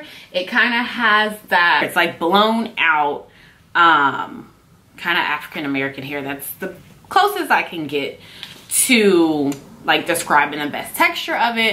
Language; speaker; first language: English; native; English